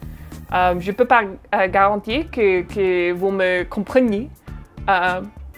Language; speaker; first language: French; non-native, fluent; English